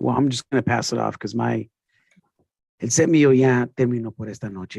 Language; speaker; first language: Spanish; early bilingual, heritage; Spanish